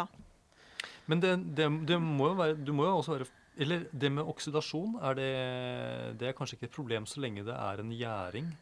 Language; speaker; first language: Norwegian; native; Norwegian